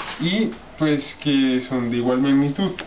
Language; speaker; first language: Spanish; native; Spanish